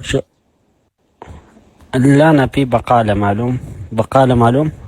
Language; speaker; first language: Arabic; non-native, learner; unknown